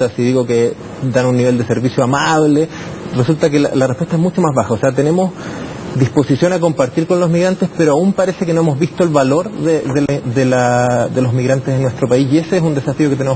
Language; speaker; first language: Spanish; native; Spanish